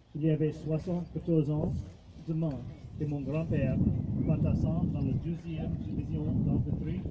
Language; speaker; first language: French; non-native, fluent; English